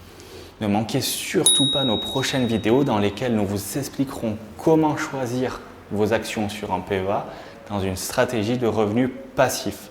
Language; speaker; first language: French; native; French